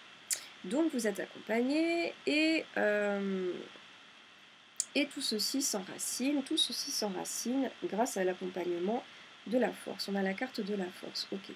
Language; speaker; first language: French; native; French